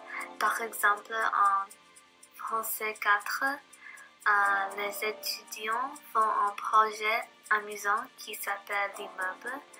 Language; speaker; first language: French; non-native, learner; English